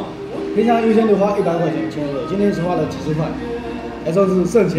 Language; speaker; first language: Chinese; native; Chinese